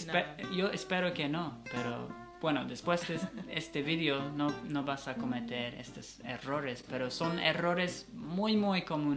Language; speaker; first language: Spanish; non-native, fluent; English